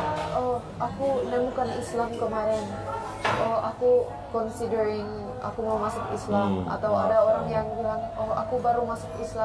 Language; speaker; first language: Indonesian; non-native, fluent; Finnish